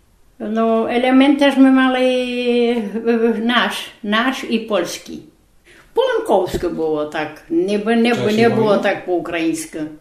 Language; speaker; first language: Polish; non-native, local second language; Rusyn